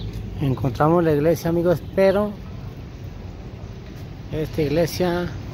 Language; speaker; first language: Spanish; native; Spanish